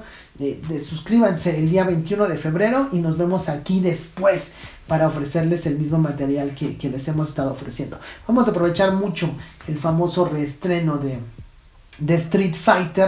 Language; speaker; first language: Spanish; native; Spanish